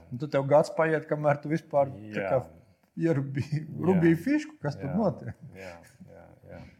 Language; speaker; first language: Latvian; native; Latvian